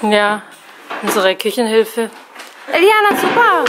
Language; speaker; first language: German; native; German